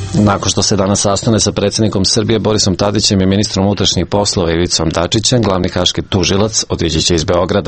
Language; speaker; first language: Serbian; native; Serbian